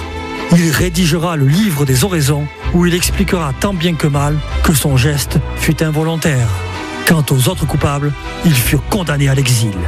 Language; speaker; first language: French; native; French